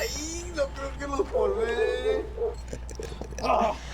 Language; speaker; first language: Spanish; native; Spanish